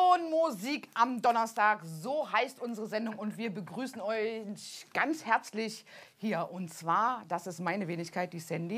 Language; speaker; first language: German; native; German